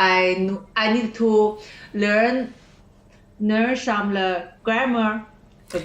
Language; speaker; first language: English; non-native, learner; Chinese